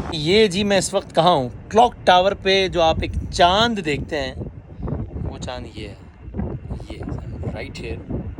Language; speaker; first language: Urdu; native; Urdu